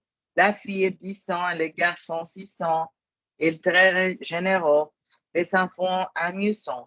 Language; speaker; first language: French; non-native, fluent; Spanish